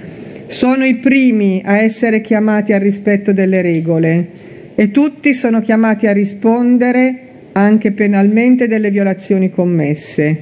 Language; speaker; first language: Italian; native; Italian